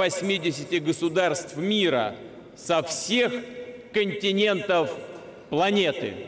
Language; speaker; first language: Russian; native; Russian